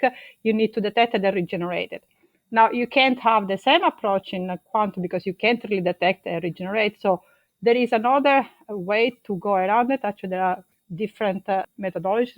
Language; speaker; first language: English; non-native, fluent; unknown